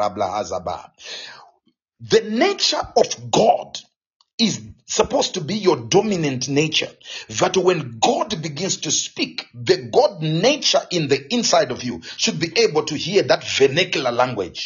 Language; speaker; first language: English; non-native, local second language; Shona